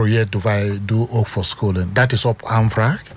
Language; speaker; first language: Dutch; non-native, learner; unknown